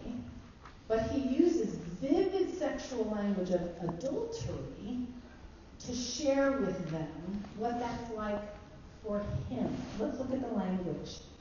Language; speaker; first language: English; native; English